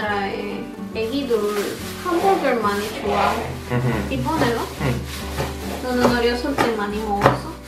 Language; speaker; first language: Korean; non-native, learner; Spanish